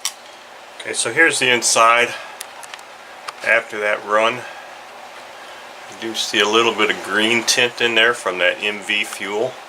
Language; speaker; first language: English; native; English